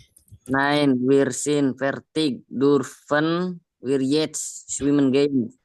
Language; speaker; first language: German; non-native, learner; Indonesian